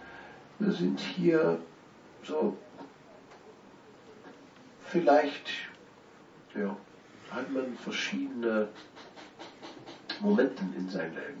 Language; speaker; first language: German; non-native, fluent; Dutch